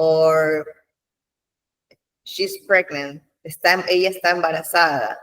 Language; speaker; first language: Spanish; non-native, fluent; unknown